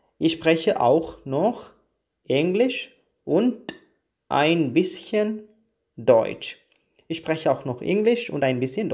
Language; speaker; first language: German; non-native, learner; Tamil